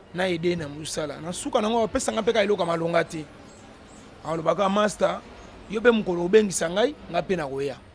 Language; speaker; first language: Lingala; native; Lingala